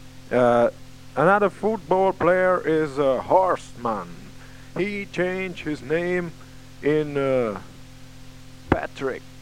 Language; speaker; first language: English; non-native, learner; Romanian